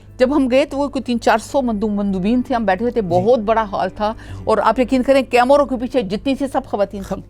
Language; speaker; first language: Urdu; non-native, local second language; Northern Hindko